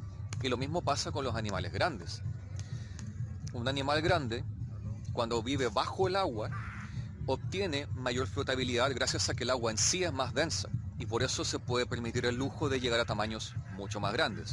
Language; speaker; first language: Spanish; native; Spanish